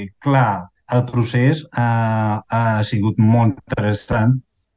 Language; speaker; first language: Catalan; non-native, fluent; Spanish